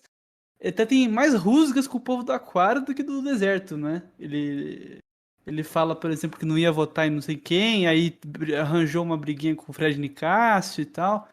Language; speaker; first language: Portuguese; native; Portuguese